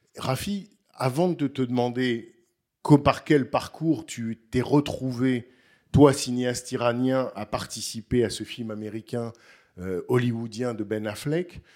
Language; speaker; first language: French; native; French